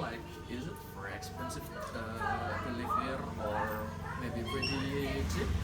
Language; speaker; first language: English; non-native, learner; Indonesian